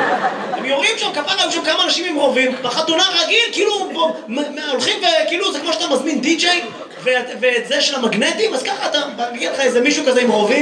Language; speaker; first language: Hebrew; native; Hebrew